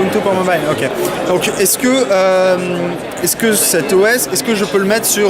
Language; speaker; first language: French; native; French